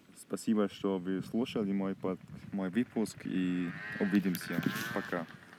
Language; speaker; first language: Russian; non-native, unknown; German